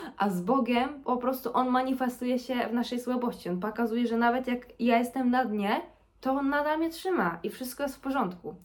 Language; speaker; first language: Polish; early bilingual, heritage; Polish